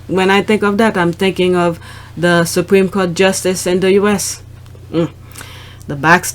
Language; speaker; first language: English; non-native, fluent; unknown